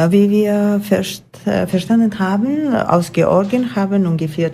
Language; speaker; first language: German; non-native, fluent; Georgian